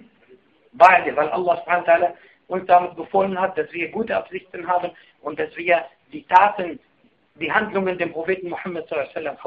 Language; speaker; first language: German; non-native, fluent; Arabic